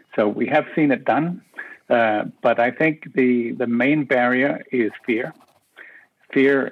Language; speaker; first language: English; non-native, fluent; Danish